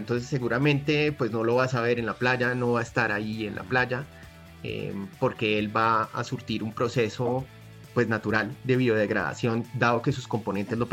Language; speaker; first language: Spanish; native; Spanish